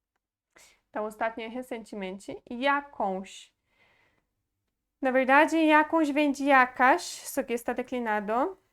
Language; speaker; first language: Portuguese; non-native, fluent; Polish